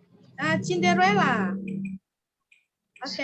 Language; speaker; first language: English; non-native, learner; Indonesian